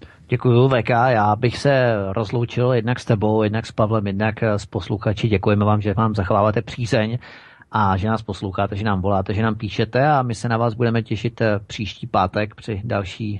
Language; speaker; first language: Czech; native; Czech